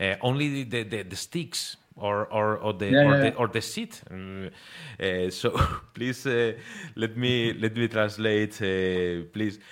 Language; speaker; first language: English; non-native, learner; Spanish